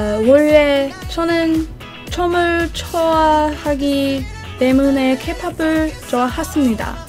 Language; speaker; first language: Korean; non-native, learner; English